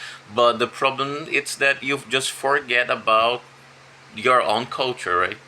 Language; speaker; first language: English; non-native, fluent; Portuguese